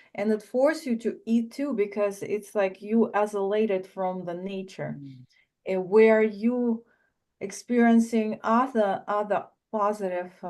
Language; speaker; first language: English; non-native, learner; Russian